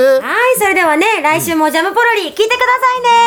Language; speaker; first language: Japanese; native; Japanese